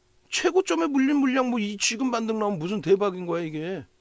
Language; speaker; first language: Korean; native; Korean